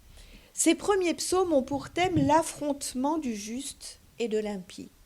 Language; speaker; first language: French; native; French